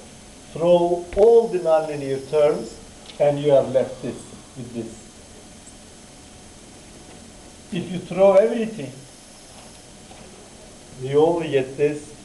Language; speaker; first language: English; non-native, fluent; Turkish